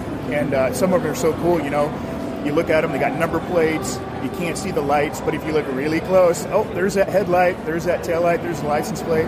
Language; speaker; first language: English; native; English